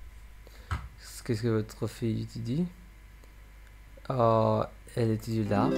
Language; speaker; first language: French; non-native, learner; English